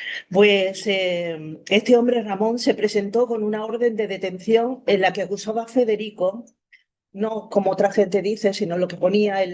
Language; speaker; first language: Spanish; native; Spanish